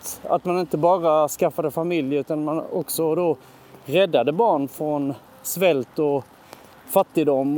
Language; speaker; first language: Swedish; native; Swedish